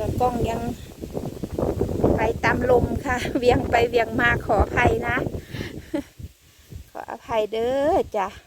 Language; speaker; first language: Thai; native; Thai